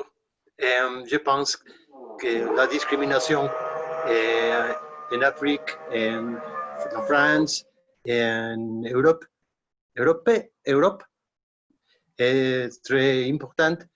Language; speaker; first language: French; non-native, learner; Spanish